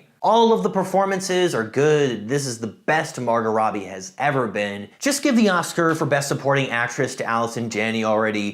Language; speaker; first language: English; native; English